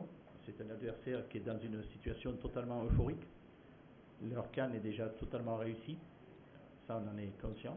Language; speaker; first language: French; native; French